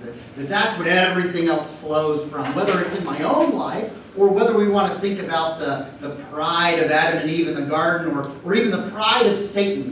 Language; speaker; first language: English; native; English